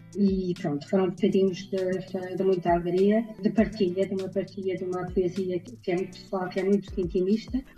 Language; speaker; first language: Portuguese; native; Portuguese